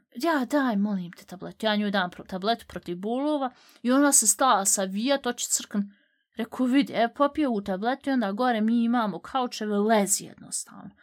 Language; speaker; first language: Bosnian; native; Bosnian